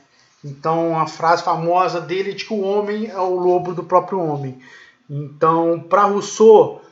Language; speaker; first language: Portuguese; native; Portuguese